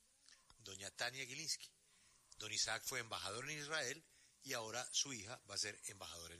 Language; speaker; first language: Spanish; native; Spanish